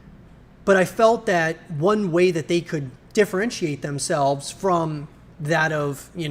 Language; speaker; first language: English; native; English